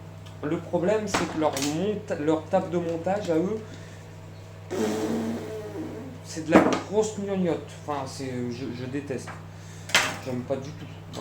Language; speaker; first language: French; native; French